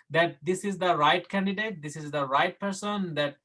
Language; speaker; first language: English; non-native, local second language; Bangla